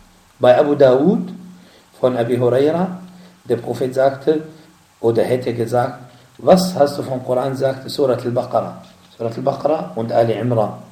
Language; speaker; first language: German; non-native, fluent; Arabic